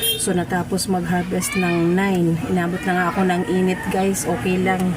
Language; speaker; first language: Filipino; non-native, local second language; Bikol